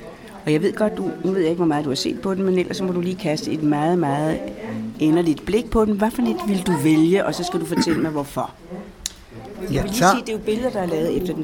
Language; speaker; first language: Danish; native; Danish